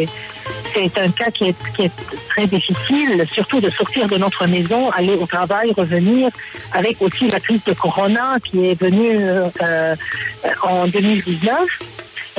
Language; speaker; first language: French; non-native, local second language; Arabic